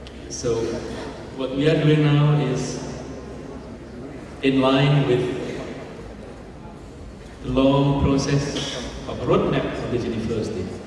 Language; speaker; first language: English; non-native, fluent; Indonesian